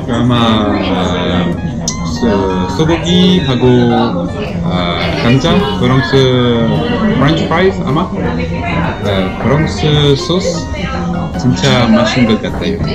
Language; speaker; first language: Korean; non-native, learner; French